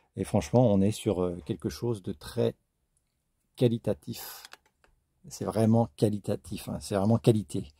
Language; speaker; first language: French; native; French